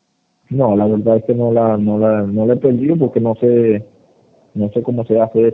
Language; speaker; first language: Spanish; native; Spanish